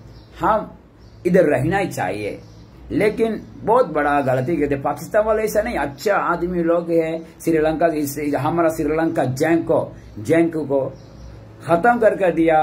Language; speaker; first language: Hindi; non-native, learner; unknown